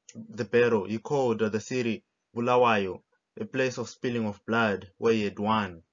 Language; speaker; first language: English; non-native, local second language; Shona